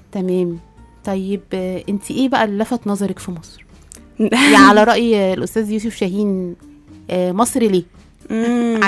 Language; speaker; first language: Arabic; native; Arabic